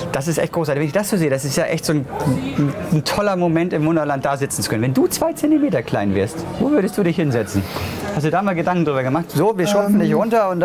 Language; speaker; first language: German; native; German